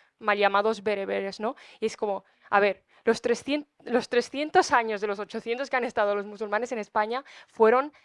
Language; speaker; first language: Spanish; early bilingual, other home language; Arabic